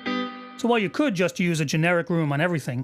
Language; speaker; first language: English; native; English